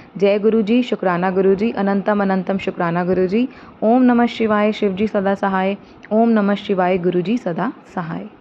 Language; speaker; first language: Hindi; native; Hindi